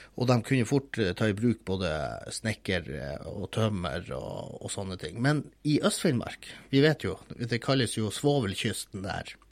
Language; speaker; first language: Norwegian; native; Norwegian